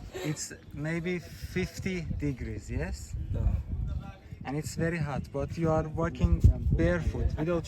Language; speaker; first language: English; non-native, fluent; Persian